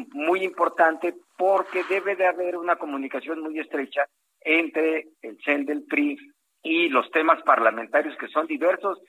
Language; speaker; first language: Spanish; native; Spanish